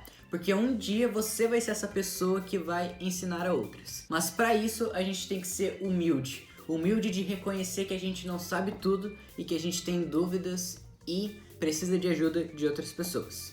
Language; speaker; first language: Portuguese; native; Portuguese